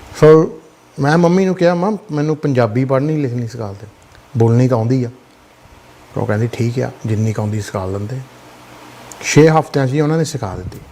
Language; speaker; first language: Punjabi; early bilingual, heritage; Punjabi